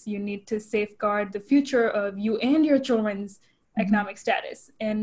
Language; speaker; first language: English; native; English